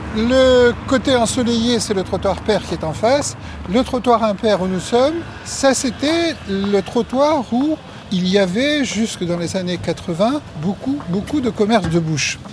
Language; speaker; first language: French; native; French